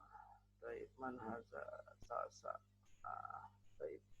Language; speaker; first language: Arabic; non-native, fluent; Indonesian